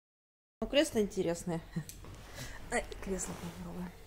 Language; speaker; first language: Russian; native; Russian